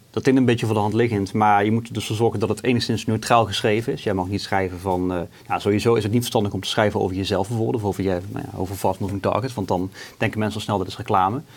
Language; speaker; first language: Dutch; native; Dutch